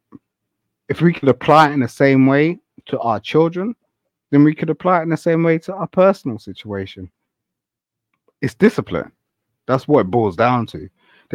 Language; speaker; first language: English; native; English